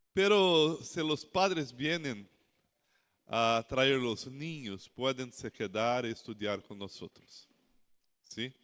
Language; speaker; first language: Spanish; non-native, learner; Portuguese